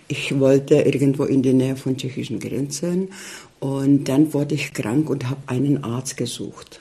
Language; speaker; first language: German; early bilingual, heritage; German